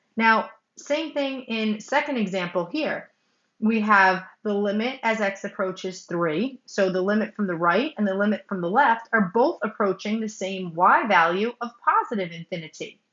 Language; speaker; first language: English; native; English